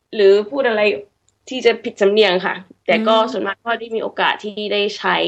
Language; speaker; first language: Thai; early bilingual, heritage; English